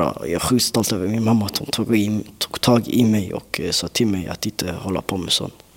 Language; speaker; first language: Swedish; early bilingual, other home language; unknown